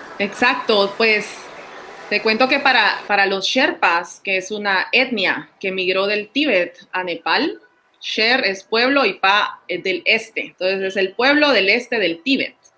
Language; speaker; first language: Spanish; native; Spanish